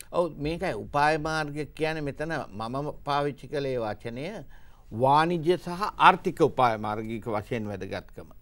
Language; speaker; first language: Sinhala; native; Sinhala